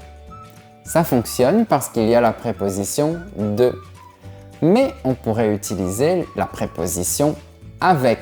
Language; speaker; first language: French; native; French